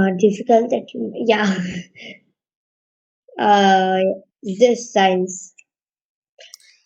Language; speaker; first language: English; non-native, learner; Hindi